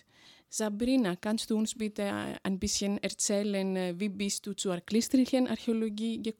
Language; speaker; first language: German; non-native, fluent; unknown